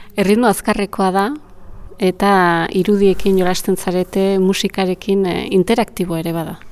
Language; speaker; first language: Basque; native; Basque